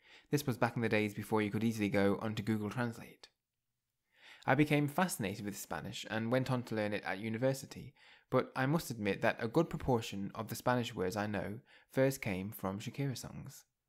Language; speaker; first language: English; native; English